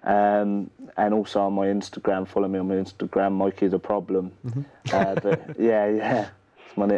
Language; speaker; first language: English; native; English